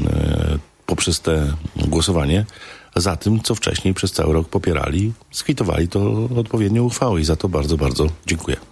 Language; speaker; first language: Polish; native; Polish